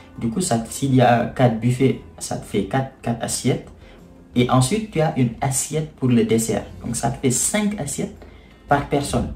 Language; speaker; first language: French; non-native, local second language; Wolof